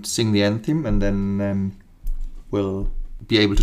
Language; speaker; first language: English; non-native, fluent; German